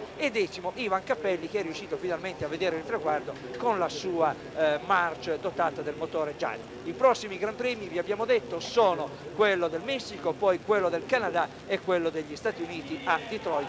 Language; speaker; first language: Italian; native; Italian